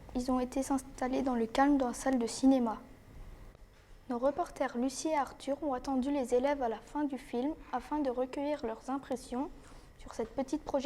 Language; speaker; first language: French; native; French